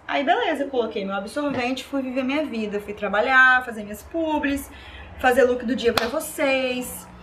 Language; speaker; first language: Portuguese; native; Portuguese